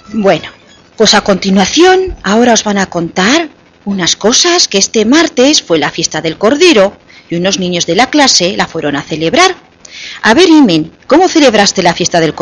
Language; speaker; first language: Spanish; native; Spanish